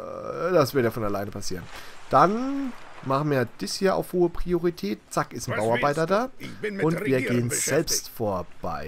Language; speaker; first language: German; native; German